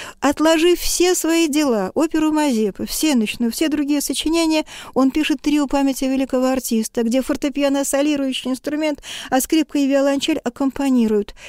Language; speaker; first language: Russian; native; Russian